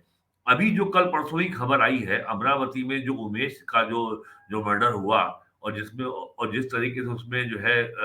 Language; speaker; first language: Hindi; native; Hindi